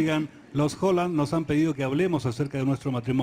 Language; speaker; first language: Spanish; native; Spanish